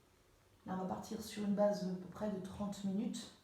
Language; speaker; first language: French; native; French